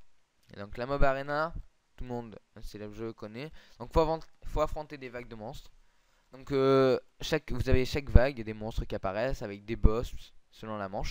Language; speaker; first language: French; native; French